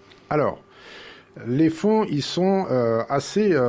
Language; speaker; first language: French; native; French